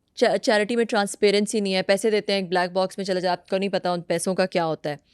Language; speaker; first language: Urdu; native; Urdu